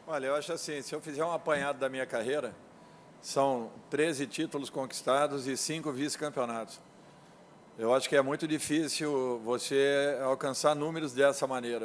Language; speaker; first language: Portuguese; native; Portuguese